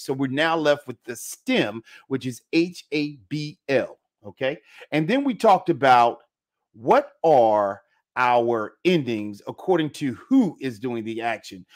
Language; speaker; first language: English; native; English